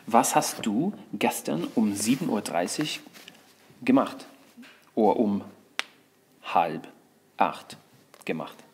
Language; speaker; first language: German; non-native, fluent; English